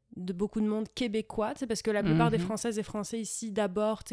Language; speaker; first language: French; native; French